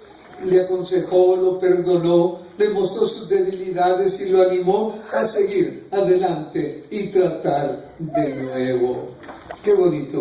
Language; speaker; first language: Spanish; native; Spanish